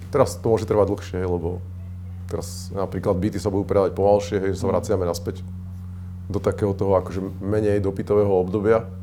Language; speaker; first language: Slovak; native; Slovak